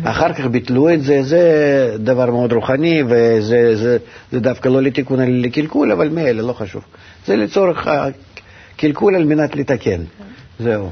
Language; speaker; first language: Hebrew; non-native, fluent; Russian